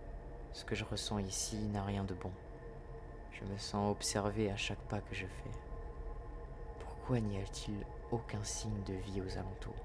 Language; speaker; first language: French; native; French